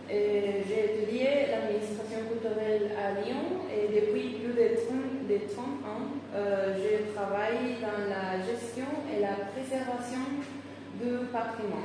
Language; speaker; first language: French; non-native, fluent; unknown